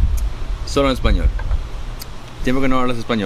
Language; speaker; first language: Spanish; early bilingual, heritage; Spanish